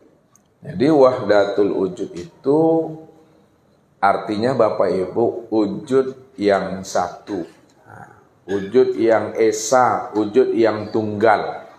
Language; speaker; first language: Indonesian; native; Indonesian